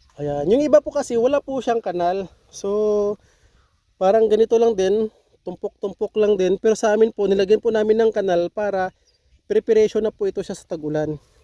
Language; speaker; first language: Filipino; non-native, local second language; Hiligaynon